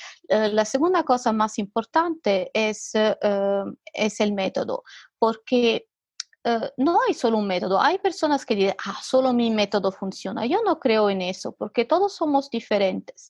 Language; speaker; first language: Spanish; non-native, fluent; Italian